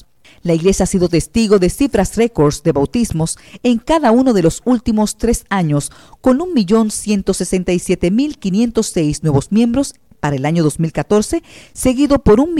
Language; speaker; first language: Spanish; native; Spanish